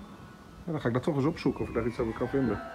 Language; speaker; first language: Dutch; native; Dutch